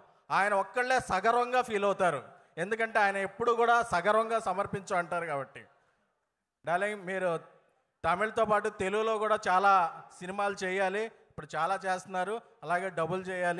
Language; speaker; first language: Telugu; native; Telugu